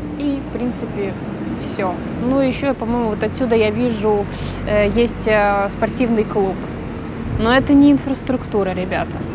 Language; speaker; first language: Russian; native; Russian